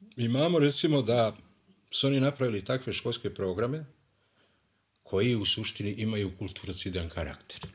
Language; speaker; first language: Serbian; native; Serbian